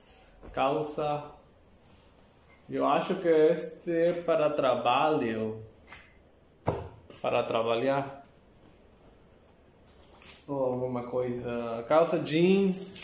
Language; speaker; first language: Portuguese; non-native, learner; Spanish